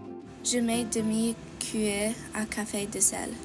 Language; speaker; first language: French; non-native, learner; English